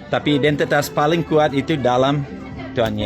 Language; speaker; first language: Indonesian; non-native, fluent; English